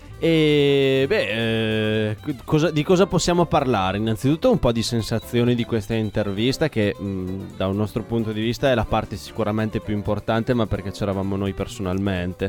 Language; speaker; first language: Italian; native; Italian